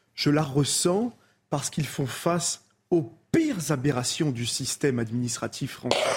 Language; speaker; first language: French; native; French